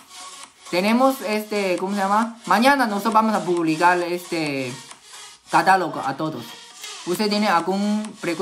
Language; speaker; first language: Spanish; non-native, learner; Chinese